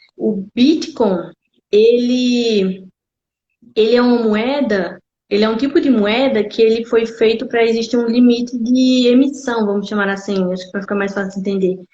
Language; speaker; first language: Portuguese; native; Portuguese